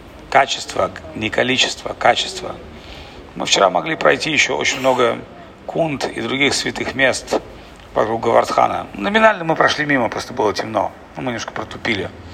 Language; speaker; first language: Russian; native; Russian